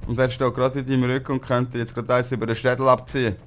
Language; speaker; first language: German; native; German